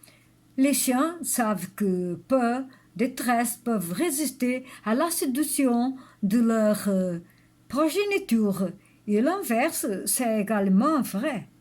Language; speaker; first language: French; non-native, learner; Portuguese